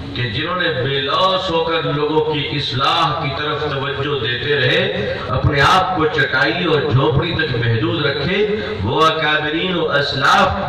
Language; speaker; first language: Urdu; native; Urdu